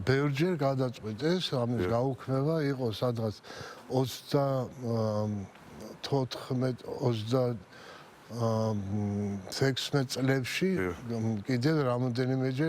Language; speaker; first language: Georgian; native; Georgian